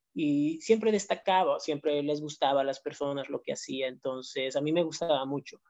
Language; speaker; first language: Spanish; native; Spanish